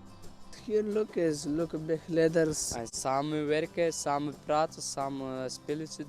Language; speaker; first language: Dutch; non-native, learner; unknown